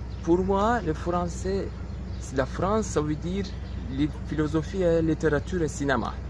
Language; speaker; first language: French; non-native, fluent; Turkish